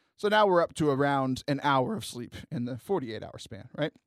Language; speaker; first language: English; native; English